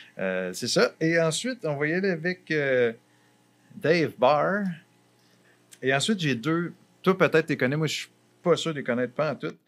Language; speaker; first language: French; native; French